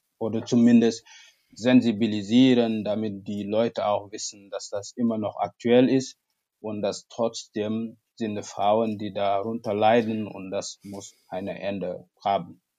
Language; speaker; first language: German; non-native, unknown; Wolof